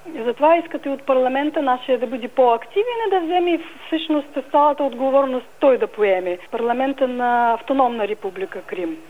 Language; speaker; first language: Bulgarian; early bilingual, heritage; Bulgarian